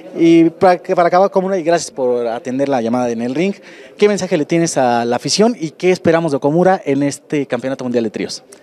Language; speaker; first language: Spanish; native; Spanish